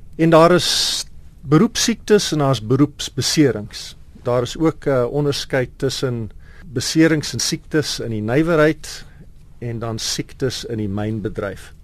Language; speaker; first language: Afrikaans; non-native, local second language; English